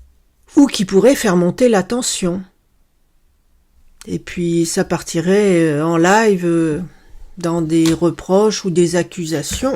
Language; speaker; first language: French; native; French